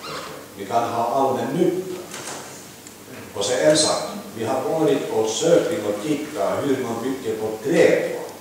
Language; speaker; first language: Swedish; non-native, learner; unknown